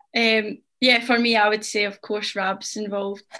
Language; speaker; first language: English; native; English